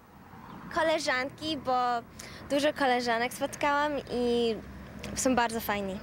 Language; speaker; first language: Polish; early bilingual, heritage; Polish